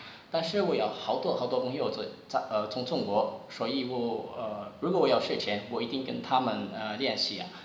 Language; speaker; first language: Chinese; non-native, learner; Indonesian